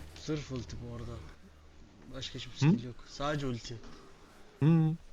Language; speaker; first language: Turkish; native; Turkish